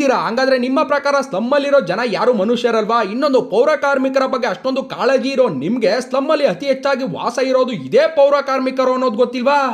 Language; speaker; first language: Kannada; native; Kannada